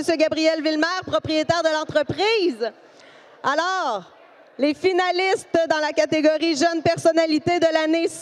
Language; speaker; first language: French; native; French